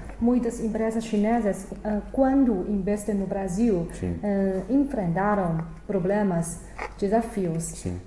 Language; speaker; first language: Portuguese; non-native, fluent; Chinese